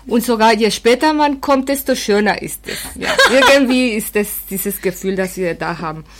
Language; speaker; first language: German; non-native, fluent; Spanish